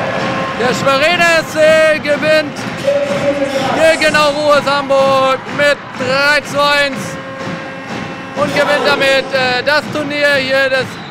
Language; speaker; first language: German; native; German